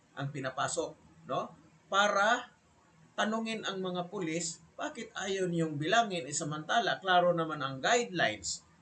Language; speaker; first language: Filipino; native; Filipino